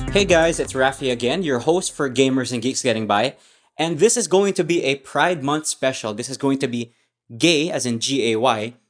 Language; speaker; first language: English; non-native, local second language; Filipino